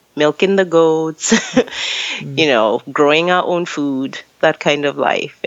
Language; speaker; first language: English; non-native, local second language; Tswana